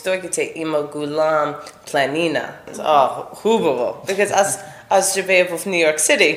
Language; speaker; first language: Bulgarian; non-native, learner; English